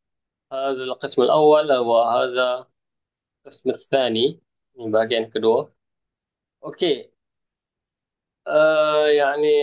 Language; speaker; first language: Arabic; non-native, fluent; Malay